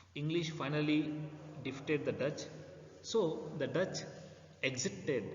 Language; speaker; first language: English; non-native, local second language; Kannada